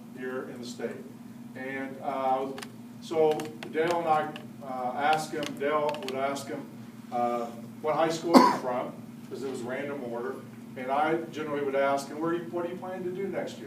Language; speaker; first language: English; native; English